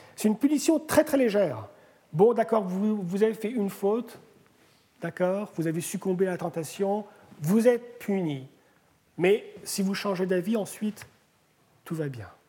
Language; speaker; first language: French; native; French